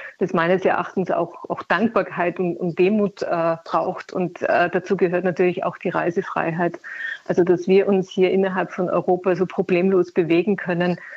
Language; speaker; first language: German; native; German